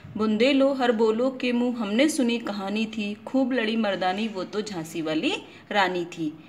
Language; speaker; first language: Hindi; native; Hindi